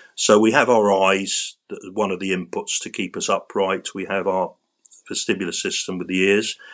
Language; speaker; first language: English; native; English